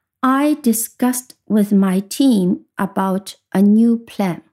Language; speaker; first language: English; non-native, fluent; Chinese